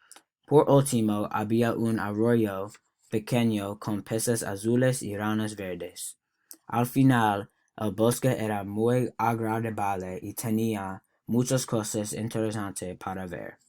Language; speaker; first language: Spanish; non-native, learner; English